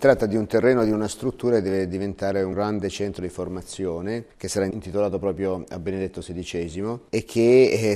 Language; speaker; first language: Italian; native; Italian